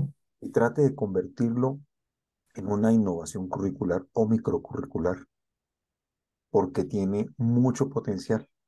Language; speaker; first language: Spanish; native; Spanish